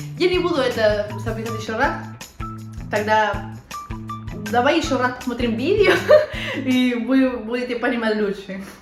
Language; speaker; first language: Russian; non-native, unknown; Spanish